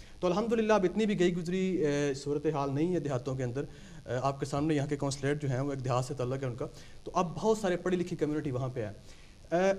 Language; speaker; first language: Urdu; non-native, local second language; Punjabi